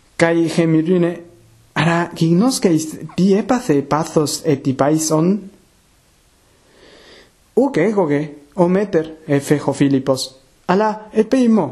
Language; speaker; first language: Greek; non-native, fluent; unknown